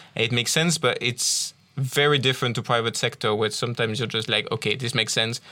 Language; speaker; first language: English; non-native, fluent; French